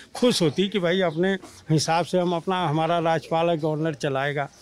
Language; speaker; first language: Hindi; native; Hindi